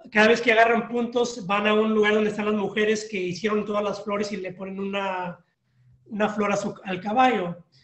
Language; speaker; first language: Spanish; early bilingual, heritage; Spanish